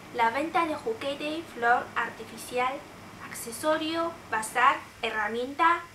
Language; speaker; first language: Spanish; non-native, fluent; Chinese